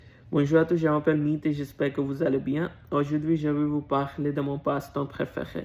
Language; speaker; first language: French; non-native, learner; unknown